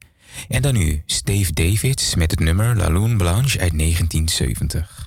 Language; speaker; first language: Dutch; native; Dutch